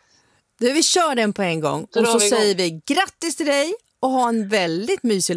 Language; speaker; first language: Swedish; native; Swedish